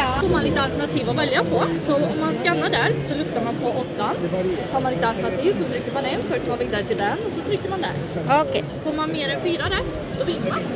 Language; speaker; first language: Swedish; non-native, learner; Thai